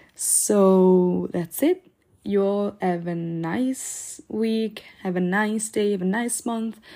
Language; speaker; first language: English; non-native, fluent; Italian